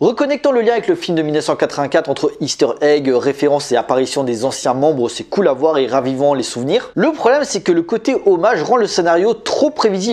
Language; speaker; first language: French; native; French